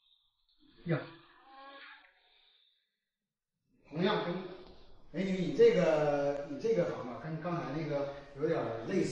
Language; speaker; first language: Chinese; native; Chinese